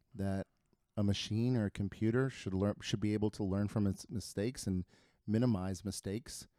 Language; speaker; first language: English; early bilingual, other home language; Spanish